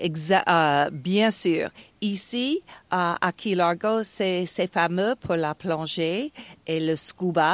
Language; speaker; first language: French; non-native, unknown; English